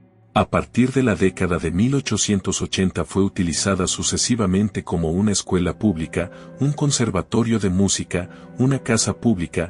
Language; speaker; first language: Spanish; native; Spanish